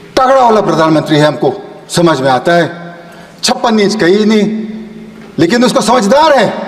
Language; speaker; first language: Hindi; non-native, local second language; Manipuri